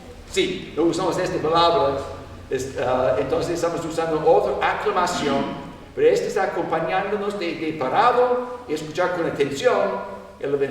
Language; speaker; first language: Spanish; non-native, fluent; English